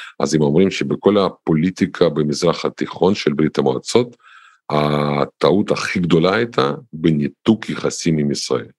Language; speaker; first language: Hebrew; non-native, fluent; Russian